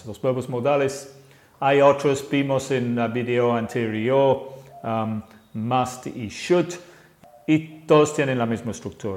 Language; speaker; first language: Spanish; non-native, fluent; English